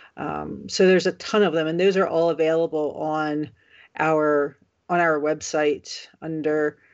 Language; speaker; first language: English; native; English